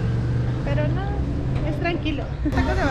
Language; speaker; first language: Spanish; native; Spanish